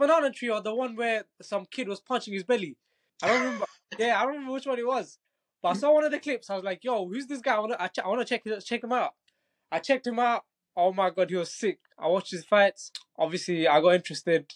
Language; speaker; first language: English; non-native, local second language; Bangla